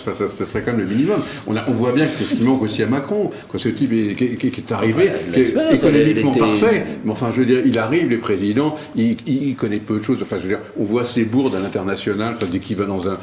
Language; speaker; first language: French; native; French